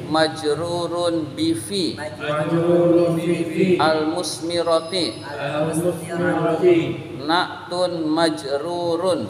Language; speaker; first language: Arabic; non-native, fluent; Indonesian